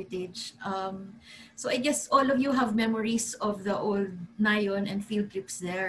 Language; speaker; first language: English; non-native, local second language; Cebuano